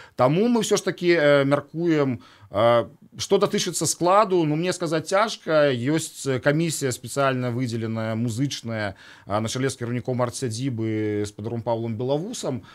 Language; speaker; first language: Belarusian; native; Belarusian